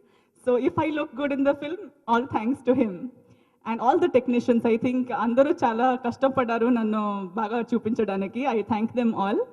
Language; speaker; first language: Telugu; non-native, learner; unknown